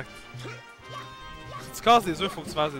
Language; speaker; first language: French; native; French